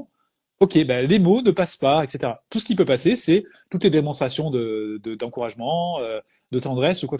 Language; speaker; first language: French; native; French